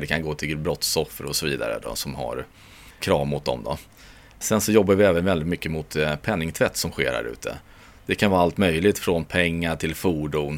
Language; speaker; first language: Swedish; native; Swedish